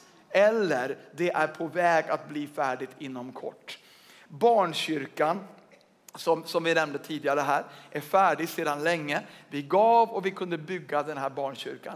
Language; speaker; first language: Swedish; native; Swedish